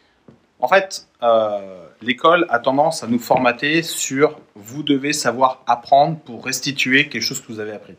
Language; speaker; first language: French; native; French